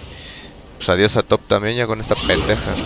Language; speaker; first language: Spanish; native; Spanish